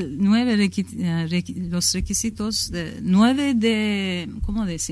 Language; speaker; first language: Spanish; non-native, learner; Kurdish